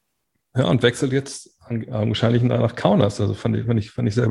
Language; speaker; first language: German; native; German